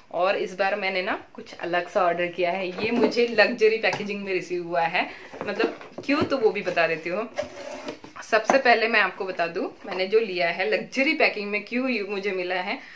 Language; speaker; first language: Hindi; native; Hindi